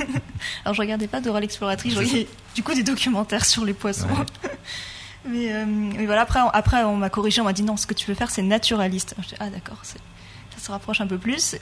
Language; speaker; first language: French; native; French